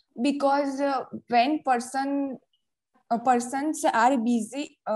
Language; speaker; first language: English; non-native, local second language; Gujarati